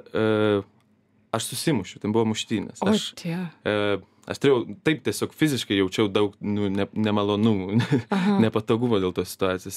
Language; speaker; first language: Lithuanian; native; Lithuanian